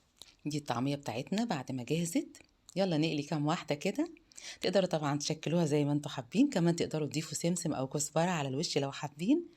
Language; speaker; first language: Arabic; native; Arabic